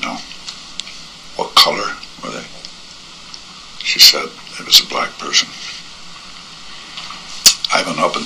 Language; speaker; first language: English; native; English